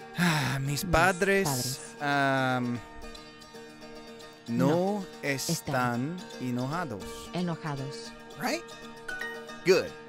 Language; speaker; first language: Spanish; non-native, learner; English